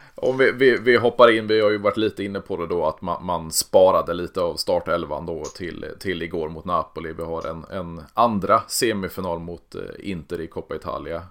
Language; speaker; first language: Swedish; native; Swedish